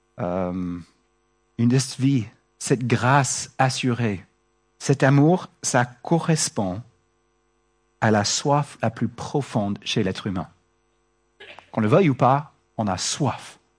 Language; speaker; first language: French; non-native, fluent; English